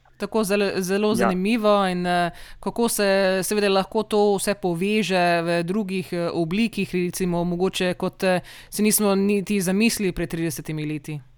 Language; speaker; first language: Slovenian; early bilingual, heritage; Slovenian